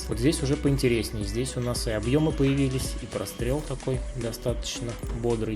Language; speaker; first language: Russian; native; Russian